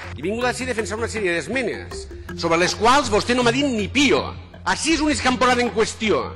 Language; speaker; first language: Catalan; native; Catalan